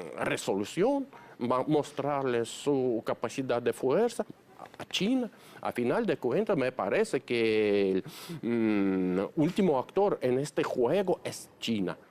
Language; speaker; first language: Spanish; non-native, fluent; Russian